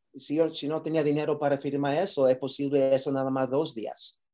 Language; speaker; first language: Spanish; early bilingual, heritage; Spanish